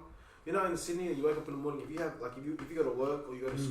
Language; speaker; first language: English; native; English